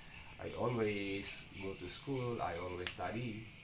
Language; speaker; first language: English; non-native, learner; Indonesian